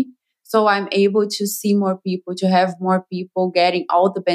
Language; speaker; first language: English; non-native, fluent; Portuguese